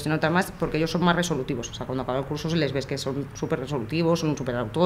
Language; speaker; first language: Spanish; native; Spanish